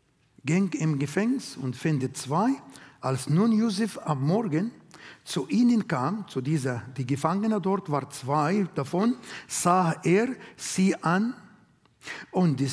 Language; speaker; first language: German; non-native, learner; Arabic